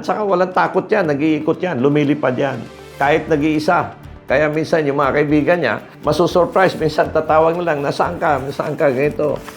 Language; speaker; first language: Filipino; non-native, local second language; Cebuano